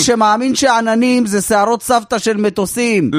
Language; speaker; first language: Hebrew; native; Hebrew